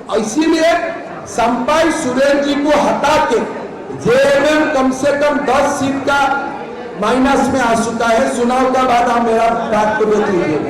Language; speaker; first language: Hindi; non-native, local second language; Assamese